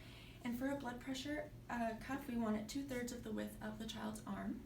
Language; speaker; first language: English; native; English